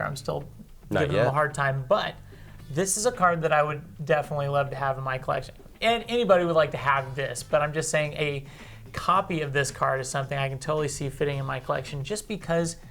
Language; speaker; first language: English; native; English